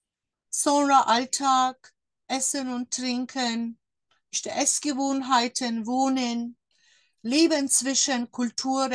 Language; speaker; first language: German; non-native, fluent; Turkish